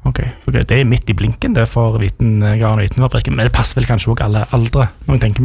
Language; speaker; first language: Norwegian; native; Norwegian